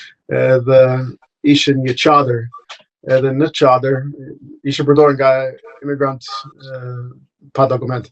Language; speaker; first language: Albanian; non-native, fluent; English